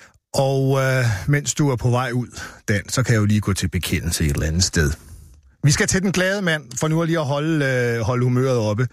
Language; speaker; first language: Danish; native; Danish